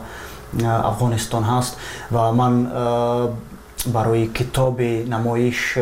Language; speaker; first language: Persian; non-native, fluent; Czech